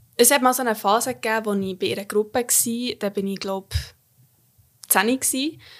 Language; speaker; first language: German; native; German